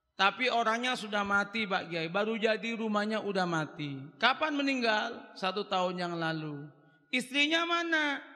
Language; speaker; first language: Indonesian; non-native, local second language; Madurese